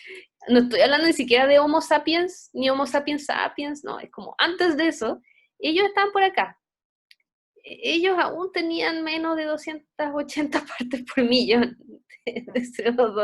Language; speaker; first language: Spanish; native; Spanish